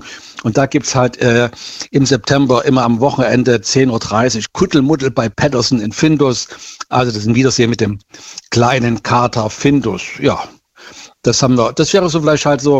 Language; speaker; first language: German; native; German